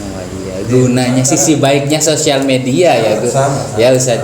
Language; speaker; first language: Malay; non-native, local second language; Javanese